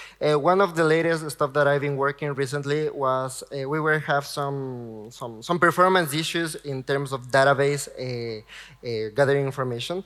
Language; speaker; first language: English; non-native, fluent; Spanish